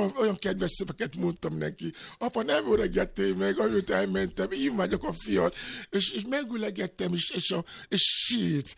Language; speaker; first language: Hungarian; non-native, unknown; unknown